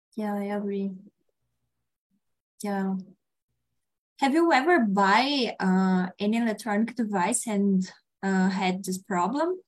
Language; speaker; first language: English; non-native, learner; Portuguese